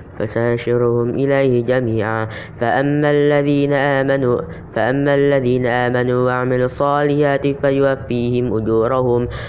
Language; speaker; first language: Arabic; non-native, learner; Indonesian